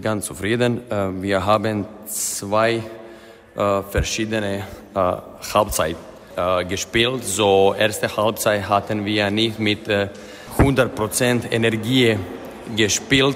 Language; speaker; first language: German; non-native, fluent; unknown